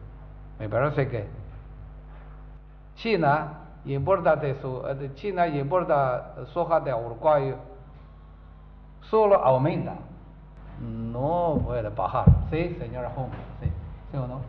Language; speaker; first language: Spanish; non-native, learner; Chinese